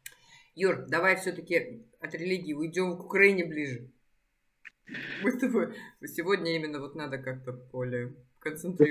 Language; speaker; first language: Russian; native; Russian